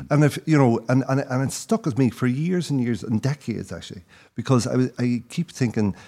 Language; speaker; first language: English; native; English